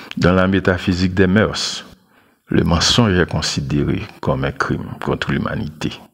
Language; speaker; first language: French; non-native, local second language; Haitian Creole